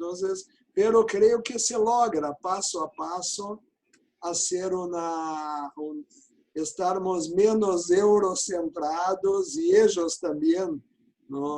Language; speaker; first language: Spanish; non-native, learner; Portuguese